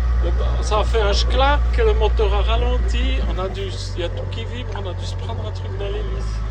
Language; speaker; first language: French; native; French